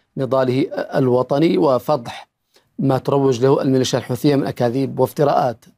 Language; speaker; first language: Arabic; native; Arabic